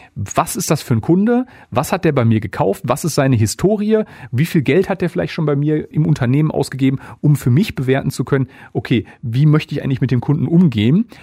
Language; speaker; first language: German; native; German